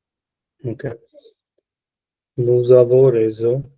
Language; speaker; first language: French; non-native, learner; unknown